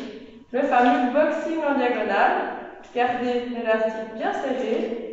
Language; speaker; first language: French; native; French